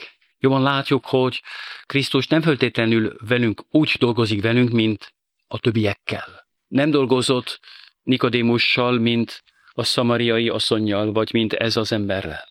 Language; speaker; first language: Hungarian; non-native, fluent; French